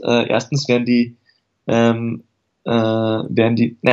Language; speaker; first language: German; native; German